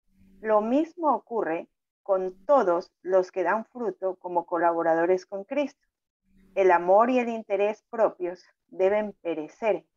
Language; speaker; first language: Spanish; native; Spanish